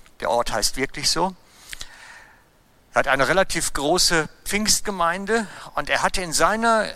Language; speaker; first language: German; native; German